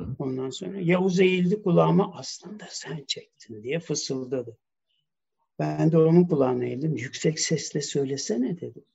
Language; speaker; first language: Turkish; early bilingual, heritage; Turkish